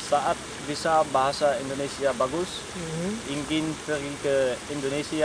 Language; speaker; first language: Indonesian; non-native, learner; Dutch